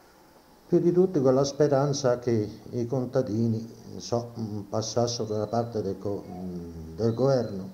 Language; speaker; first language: Italian; native; Italian